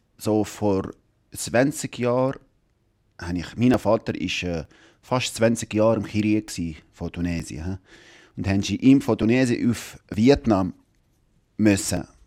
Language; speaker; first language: German; non-native, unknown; Arabic